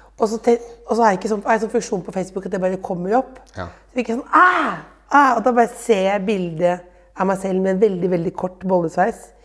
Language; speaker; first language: Norwegian; native; Norwegian